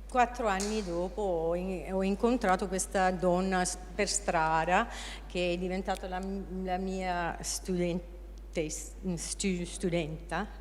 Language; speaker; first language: Italian; non-native, fluent; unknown